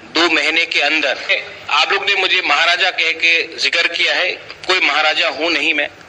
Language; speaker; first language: Hindi; non-native, local second language; Kok Borok